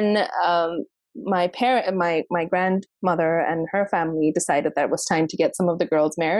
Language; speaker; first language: English; non-native, local second language; Sindhi